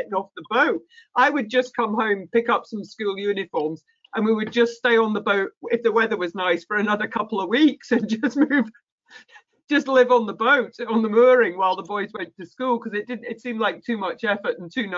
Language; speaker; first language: English; native; English